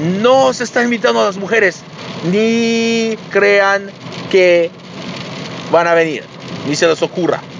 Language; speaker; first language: Spanish; early bilingual, heritage; Spanish